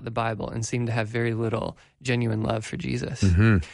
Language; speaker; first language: English; native; English